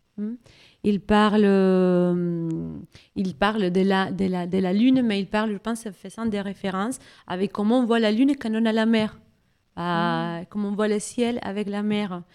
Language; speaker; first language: French; non-native, fluent; Spanish